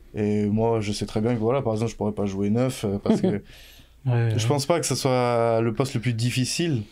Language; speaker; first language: French; native; French